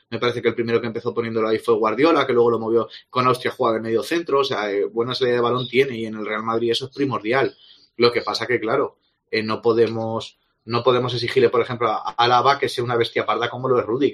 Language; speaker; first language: Spanish; native; Spanish